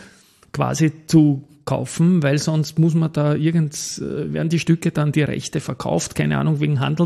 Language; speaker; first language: German; native; German